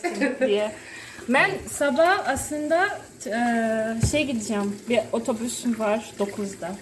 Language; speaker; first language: Turkish; non-native, learner; Kinyarwanda